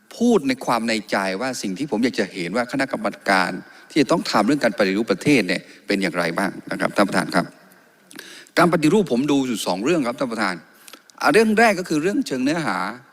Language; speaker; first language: Thai; non-native, local second language; Karen languages